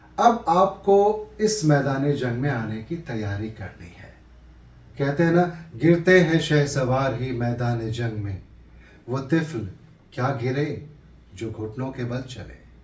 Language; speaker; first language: Hindi; native; Hindi